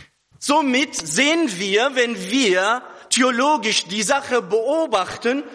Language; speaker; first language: German; non-native, fluent; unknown